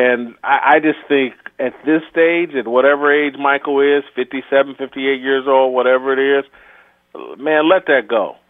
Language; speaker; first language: English; native; English